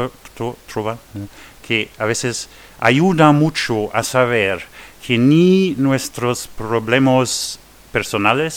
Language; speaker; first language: Spanish; non-native, learner; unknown